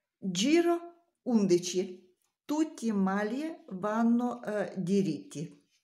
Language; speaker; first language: Italian; non-native, learner; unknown